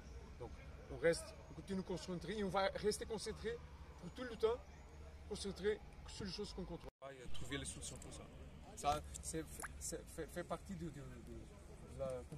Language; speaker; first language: French; non-native, fluent; Portuguese